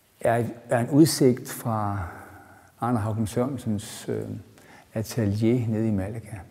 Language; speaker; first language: Danish; native; Danish